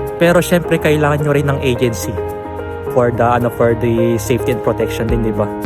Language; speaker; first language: Filipino; native; Filipino